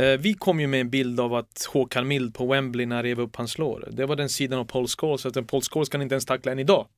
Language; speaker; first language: Swedish; early bilingual, other home language; Serbian